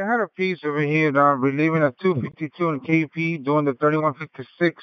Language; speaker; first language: English; early bilingual, other home language; Spanish